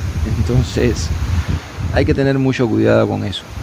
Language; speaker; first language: Spanish; native; Spanish